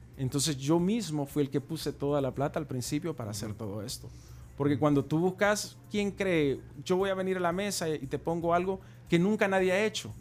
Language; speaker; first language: Spanish; native; Spanish